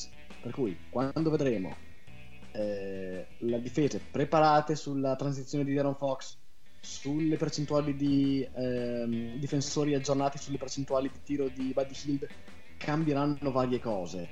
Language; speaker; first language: Italian; native; Italian